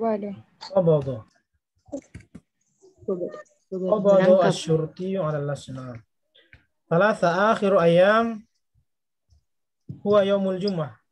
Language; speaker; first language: Arabic; non-native, fluent; Indonesian